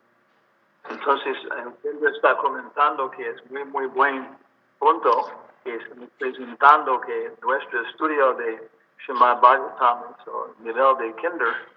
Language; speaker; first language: Spanish; non-native, learner; English